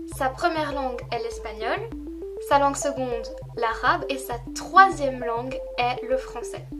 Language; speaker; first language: French; native; French